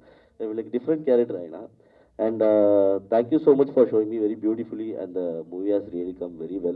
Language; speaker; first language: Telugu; non-native, learner; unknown